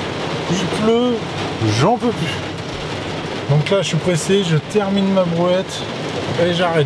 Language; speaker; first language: French; native; French